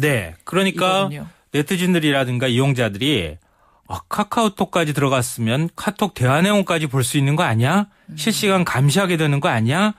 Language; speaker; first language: Korean; native; Korean